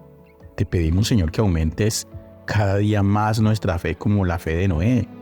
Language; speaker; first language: Spanish; native; Spanish